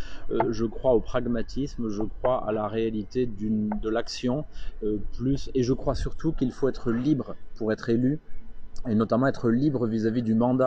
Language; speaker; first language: French; native; French